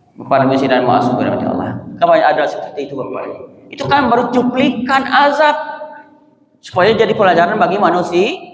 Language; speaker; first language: Malay; non-native, local second language; Minangkabau